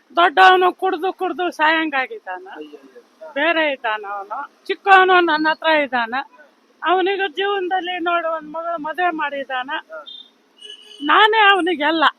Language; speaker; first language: Kannada; non-native, local second language; Lambadi